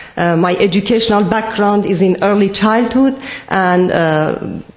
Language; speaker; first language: English; non-native, fluent; Persian